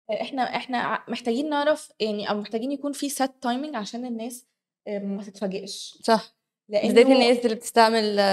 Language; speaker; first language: Arabic; native; Arabic